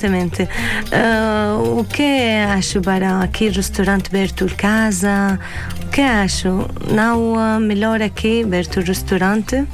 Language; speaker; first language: Portuguese; non-native, learner; Arabic